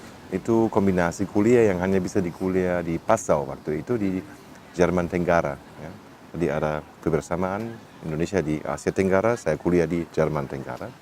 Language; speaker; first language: Indonesian; non-native, fluent; German